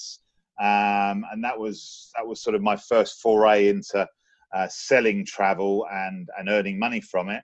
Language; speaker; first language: English; native; English